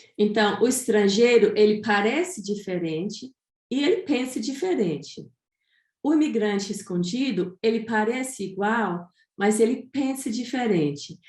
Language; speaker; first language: Portuguese; non-native, fluent; English